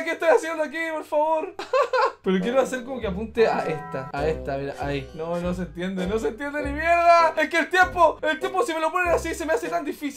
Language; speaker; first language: Spanish; native; Spanish